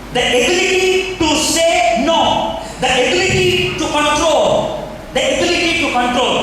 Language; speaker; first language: English; non-native, local second language; Telugu